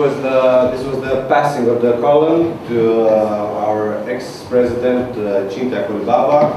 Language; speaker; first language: English; non-native, learner; Romanian